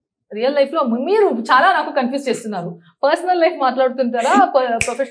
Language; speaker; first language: Telugu; non-native, learner; Tulu